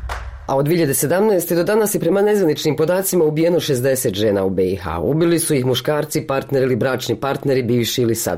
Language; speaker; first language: Serbian; native; Serbian